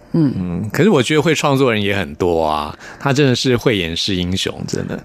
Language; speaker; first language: Chinese; native; Chinese